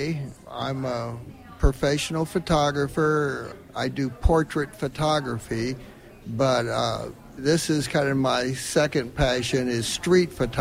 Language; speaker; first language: English; native; English